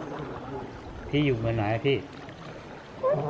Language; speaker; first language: Thai; non-native, learner; Hmong